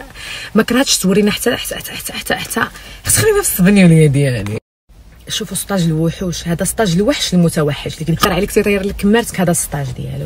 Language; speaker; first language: Arabic; native; Arabic